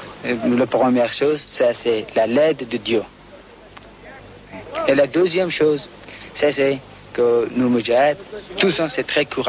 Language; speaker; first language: French; non-native, learner; Persian